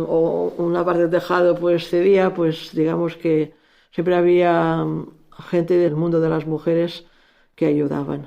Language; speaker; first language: Spanish; native; Spanish